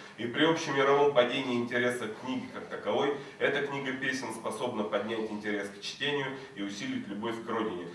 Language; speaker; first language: Russian; native; Russian